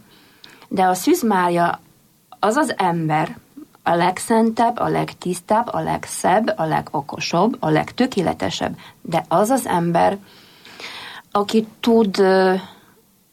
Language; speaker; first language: Hungarian; non-native, fluent; Polish